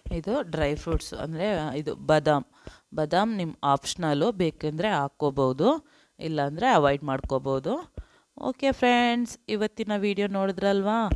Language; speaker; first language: Kannada; non-native, local second language; Urdu